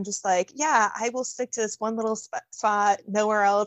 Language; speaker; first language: English; native; English